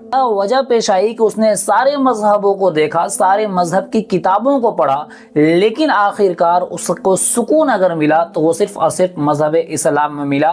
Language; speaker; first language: Urdu; native; Urdu